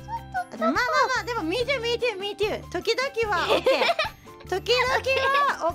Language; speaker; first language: Japanese; native; Japanese